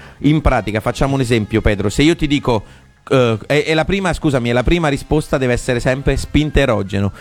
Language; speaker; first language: Italian; native; Italian